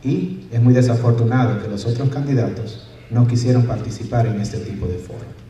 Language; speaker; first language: Spanish; early bilingual, other home language; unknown